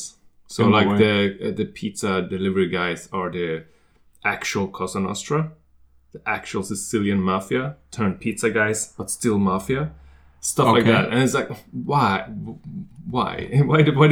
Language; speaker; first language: English; non-native, fluent; Swedish